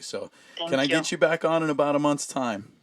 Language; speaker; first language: English; native; English